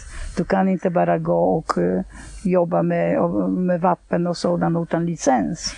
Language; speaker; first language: Swedish; non-native, fluent; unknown